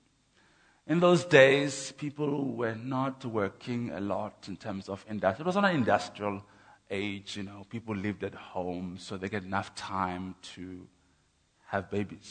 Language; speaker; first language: English; non-native, local second language; Xhosa